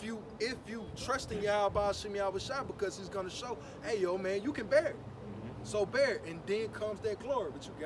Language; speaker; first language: English; native; English